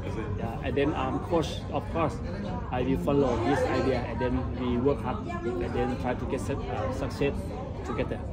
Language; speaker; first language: English; non-native, learner; Thai